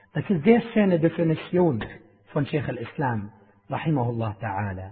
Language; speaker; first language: German; non-native, fluent; Arabic